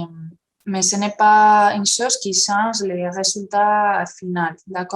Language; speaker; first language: French; non-native, fluent; Spanish